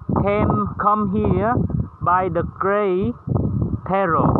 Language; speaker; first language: English; non-native, learner; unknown